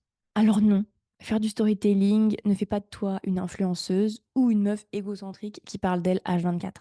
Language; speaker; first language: French; native; French